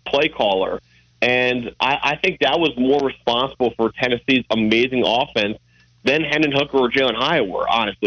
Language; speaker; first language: English; native; English